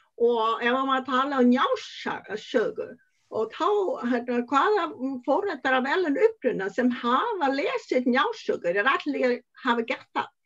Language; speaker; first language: Icelandic; non-native, learner; Vietnamese